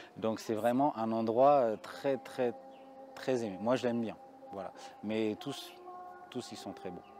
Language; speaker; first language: French; early bilingual, other home language; Amharic